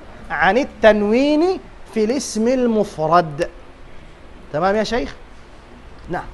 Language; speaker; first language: Arabic; non-native, fluent; Tausug